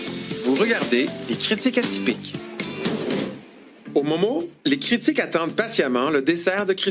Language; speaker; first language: French; native; French